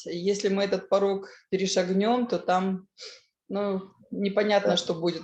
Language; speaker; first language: Russian; native; Russian